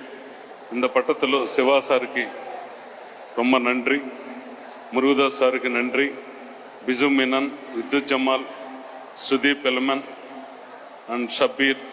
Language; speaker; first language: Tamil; non-native, learner; Telugu